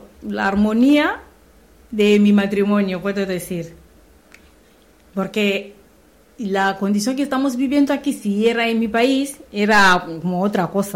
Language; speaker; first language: Spanish; non-native, learner; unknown